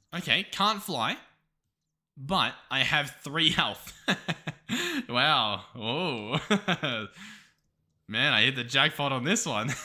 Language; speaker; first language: English; native; English